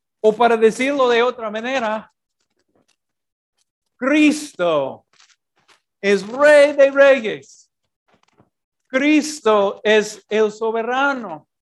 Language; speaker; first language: Spanish; non-native, fluent; English